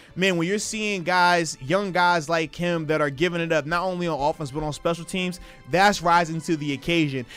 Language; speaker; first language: English; native; English